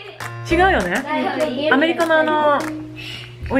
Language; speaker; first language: Japanese; native; Japanese